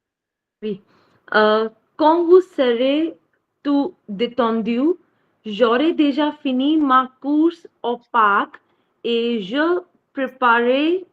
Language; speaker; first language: French; non-native, learner; Hindi